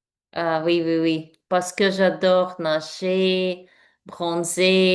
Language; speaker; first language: French; non-native, learner; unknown